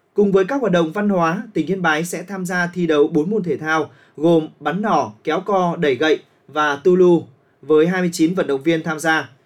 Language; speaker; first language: Vietnamese; native; Vietnamese